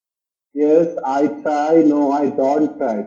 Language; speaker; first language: English; non-native, learner; Bangla